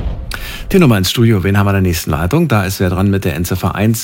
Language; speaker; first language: German; native; German